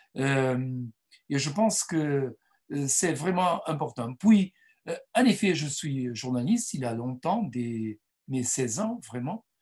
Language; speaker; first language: French; non-native, fluent; Portuguese